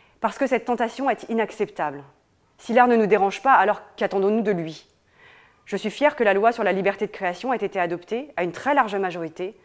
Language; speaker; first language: French; native; French